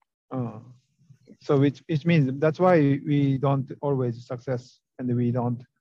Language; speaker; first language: English; non-native, fluent; Japanese